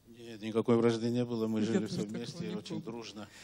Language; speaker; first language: Russian; non-native, local second language; Georgian